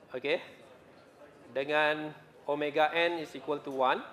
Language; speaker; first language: English; non-native, local second language; Malay